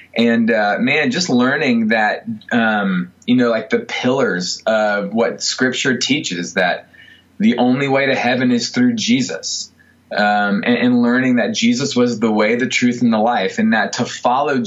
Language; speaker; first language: English; native; English